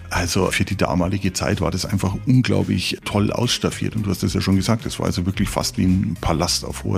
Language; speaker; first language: German; native; German